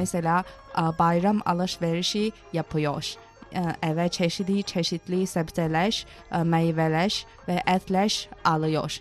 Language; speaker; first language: Turkish; non-native, fluent; Chinese